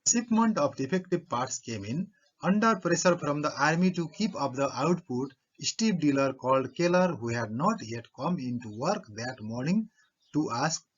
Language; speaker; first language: English; non-native, local second language; Nepali